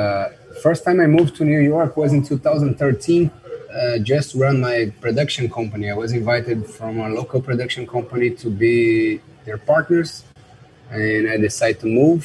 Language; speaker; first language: English; non-native, fluent; Portuguese